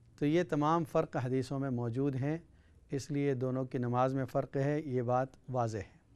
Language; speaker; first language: Urdu; native; Urdu